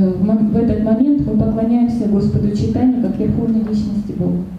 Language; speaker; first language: Russian; native; Russian